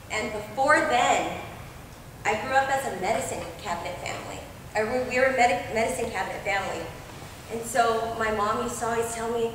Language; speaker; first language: English; native; English